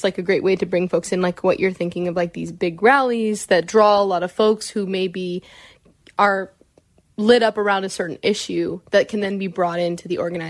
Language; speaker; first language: English; native; English